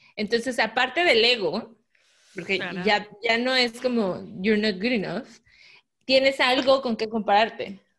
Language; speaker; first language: Spanish; native; Spanish